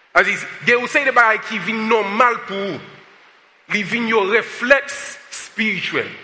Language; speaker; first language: French; non-native, local second language; Haitian Creole